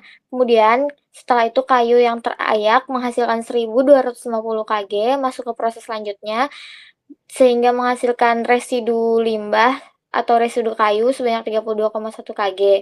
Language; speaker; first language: Indonesian; native; Indonesian